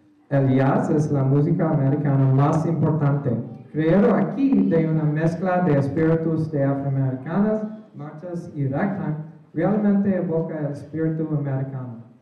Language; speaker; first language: Spanish; non-native, learner; English